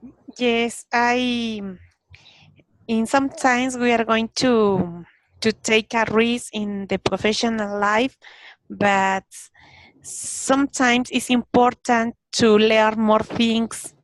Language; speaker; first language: English; non-native, learner; Spanish